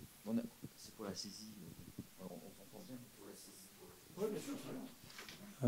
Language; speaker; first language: French; native; French